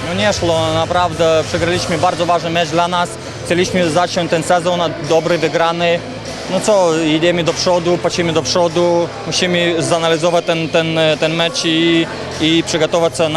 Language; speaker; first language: Polish; non-native, fluent; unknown